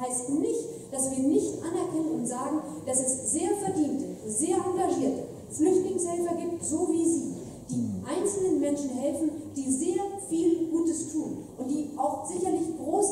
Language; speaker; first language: German; native; German